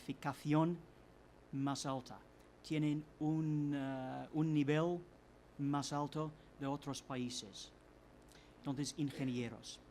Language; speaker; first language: Spanish; non-native, fluent; English